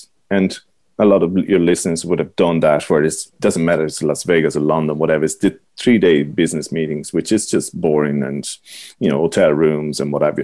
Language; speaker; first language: English; non-native, fluent; Italian